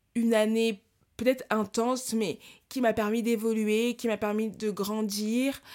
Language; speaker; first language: French; native; French